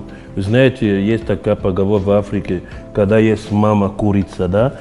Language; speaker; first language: Russian; non-native, fluent; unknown